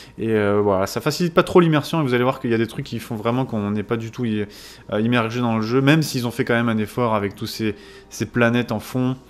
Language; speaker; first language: French; native; French